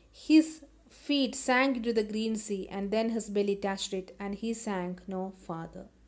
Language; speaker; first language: English; non-native, local second language; Malayalam